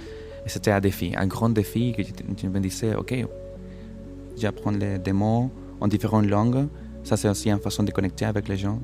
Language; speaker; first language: French; non-native, fluent; Spanish